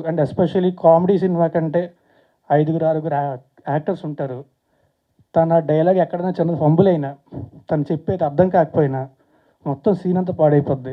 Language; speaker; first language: Telugu; native; Telugu